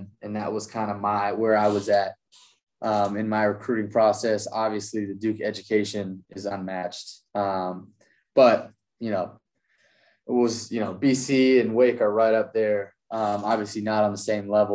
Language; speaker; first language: English; native; English